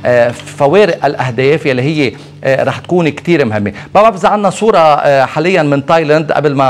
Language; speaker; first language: Arabic; native; Arabic